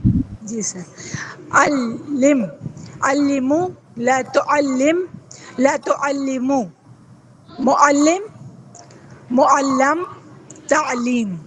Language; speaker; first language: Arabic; non-native, learner; Urdu